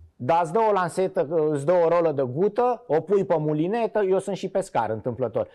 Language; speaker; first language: Romanian; native; Romanian